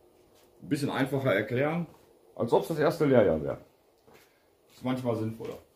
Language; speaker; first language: German; native; German